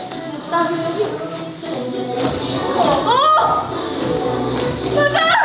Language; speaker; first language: Korean; native; Korean